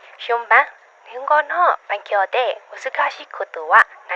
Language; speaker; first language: Japanese; non-native, learner; Burmese